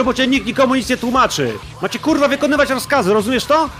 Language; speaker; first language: Polish; native; Polish